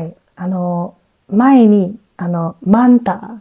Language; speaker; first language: Japanese; non-native, learner; English